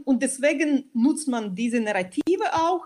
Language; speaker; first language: German; non-native, fluent; Russian